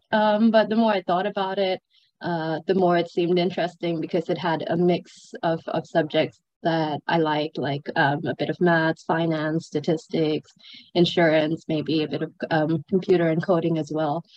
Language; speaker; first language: English; non-native, fluent; Sinhala